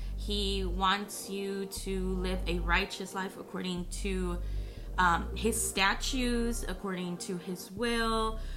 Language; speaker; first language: English; early bilingual, other home language; Spanish